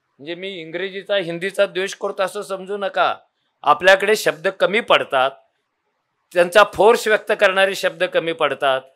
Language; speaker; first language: Marathi; native; Marathi